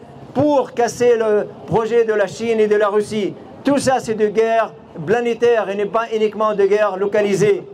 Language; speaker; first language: French; non-native, fluent; Arabic